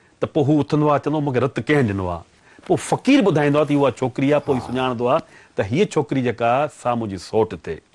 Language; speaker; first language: Sindhi; native; Sindhi